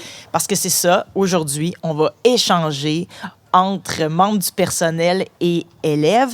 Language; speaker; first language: French; native; French